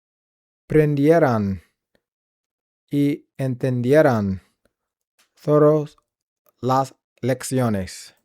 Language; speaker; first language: Spanish; non-native, learner; English